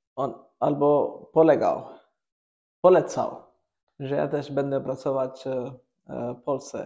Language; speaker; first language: Polish; non-native, learner; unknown